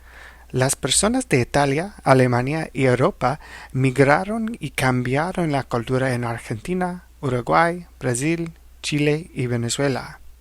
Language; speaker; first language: Spanish; non-native, fluent; English